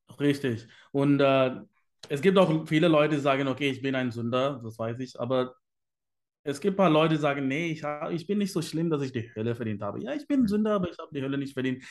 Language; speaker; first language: German; non-native, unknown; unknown